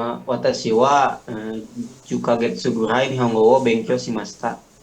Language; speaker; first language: Japanese; non-native, learner; Indonesian